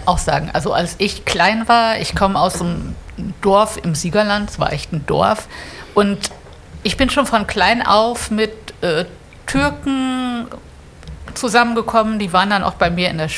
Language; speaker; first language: German; native; German